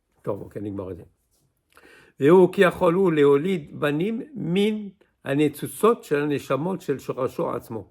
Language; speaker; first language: Hebrew; non-native, fluent; English